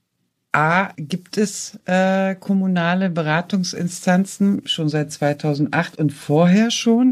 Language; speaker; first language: German; native; German